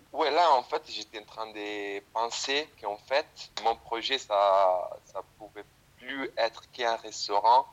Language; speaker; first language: French; non-native, fluent; Italian